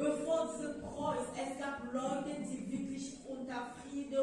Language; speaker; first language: German; non-native, fluent; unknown